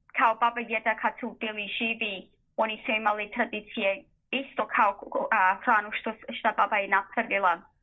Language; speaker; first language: Croatian; early bilingual, heritage; Croatian